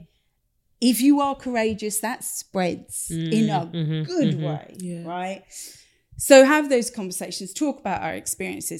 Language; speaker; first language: English; native; English